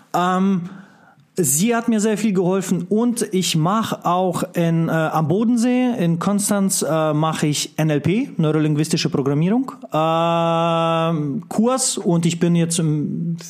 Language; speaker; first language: German; non-native, fluent; Russian